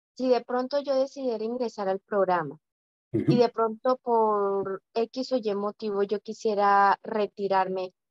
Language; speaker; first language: Spanish; native; Spanish